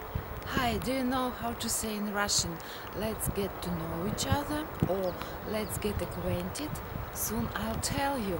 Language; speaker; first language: English; non-native, fluent; Russian